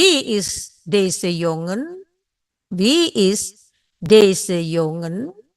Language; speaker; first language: Dutch; non-native, fluent; Indonesian